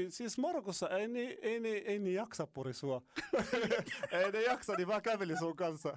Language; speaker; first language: Finnish; non-native, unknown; Arabic